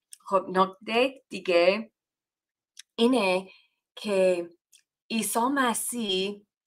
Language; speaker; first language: Persian; non-native, fluent; English